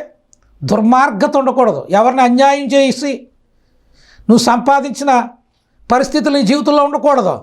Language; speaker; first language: Telugu; native; Telugu